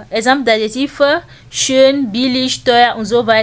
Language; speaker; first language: German; non-native, learner; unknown